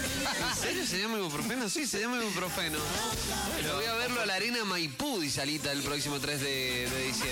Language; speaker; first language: Spanish; native; Spanish